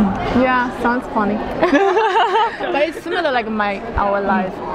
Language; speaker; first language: English; non-native, fluent; Cantonese